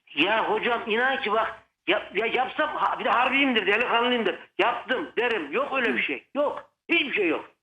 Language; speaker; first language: Turkish; native; Turkish